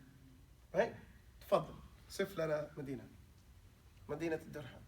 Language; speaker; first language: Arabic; non-native, fluent; English